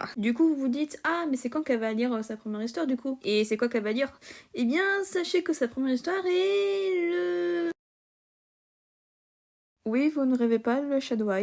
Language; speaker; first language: French; native; French